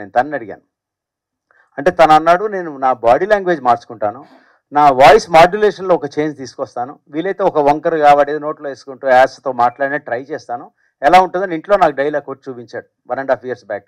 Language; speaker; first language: Telugu; native; Telugu